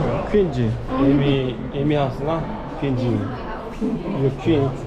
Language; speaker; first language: Korean; native; Korean